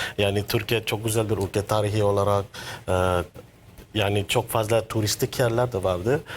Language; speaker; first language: Turkish; non-native, learner; Maguindanaon